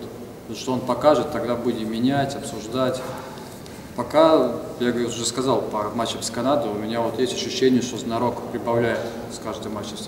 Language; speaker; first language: Russian; native; Russian